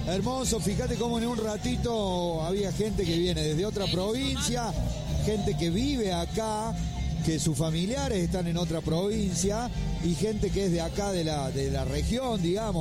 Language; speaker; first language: Spanish; native; Spanish